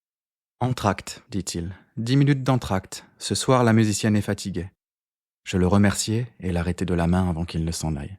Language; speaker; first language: French; native; French